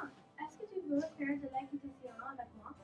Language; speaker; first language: French; non-native, learner; English